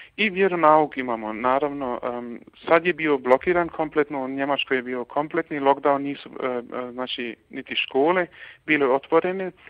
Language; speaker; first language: Croatian; early bilingual, heritage; Croatian